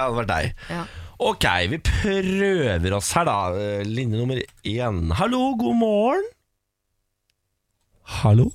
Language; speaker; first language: Norwegian; native; Norwegian